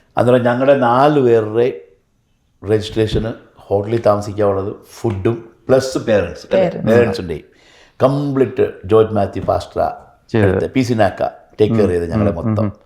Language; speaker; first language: Malayalam; early bilingual, heritage; Malayalam